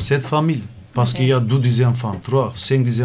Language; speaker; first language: French; non-native, learner; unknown